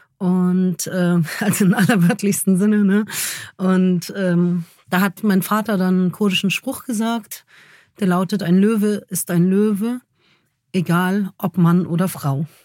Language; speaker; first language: German; early bilingual, other home language; Kurdish